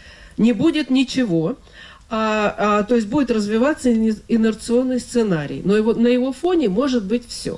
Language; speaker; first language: Russian; native; Russian